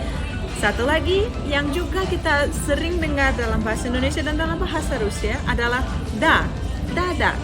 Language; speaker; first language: Indonesian; non-native, fluent; Russian